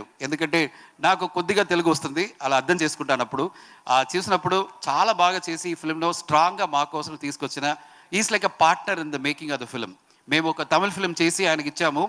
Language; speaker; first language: Telugu; non-native, learner; Tamil